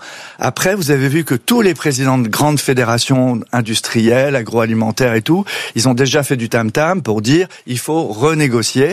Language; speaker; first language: French; native; French